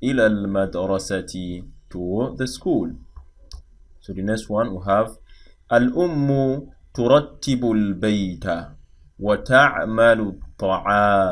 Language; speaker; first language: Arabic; non-native, fluent; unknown